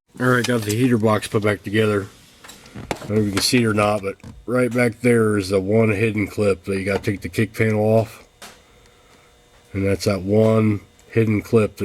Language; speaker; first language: English; native; English